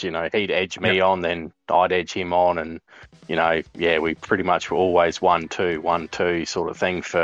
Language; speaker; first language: English; native; English